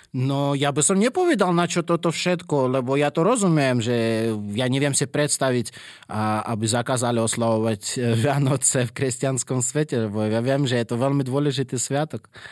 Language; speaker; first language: Slovak; non-native, fluent; Russian